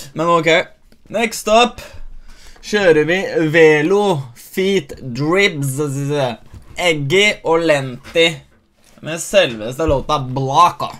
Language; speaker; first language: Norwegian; early bilingual, other home language; Albanian